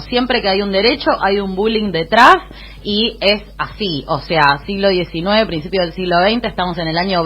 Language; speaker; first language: Spanish; native; Spanish